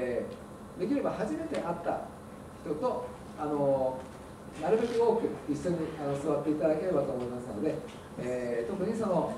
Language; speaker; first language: Japanese; native; Japanese